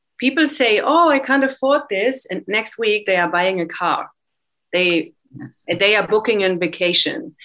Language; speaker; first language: English; non-native, fluent; German